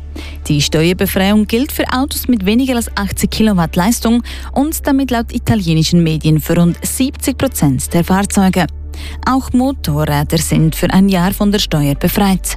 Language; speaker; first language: German; native; German